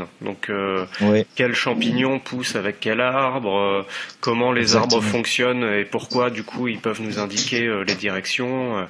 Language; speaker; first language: French; native; French